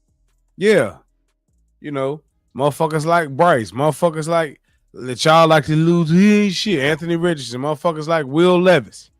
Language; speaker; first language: English; native; English